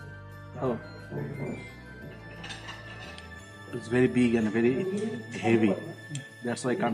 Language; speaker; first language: English; non-native, fluent; Bangla